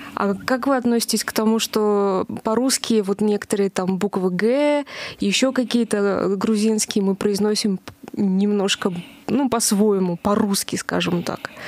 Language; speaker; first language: Russian; native; Russian